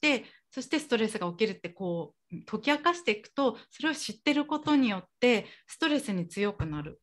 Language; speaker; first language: Japanese; native; Japanese